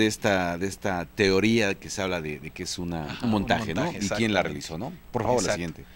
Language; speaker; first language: Spanish; native; Spanish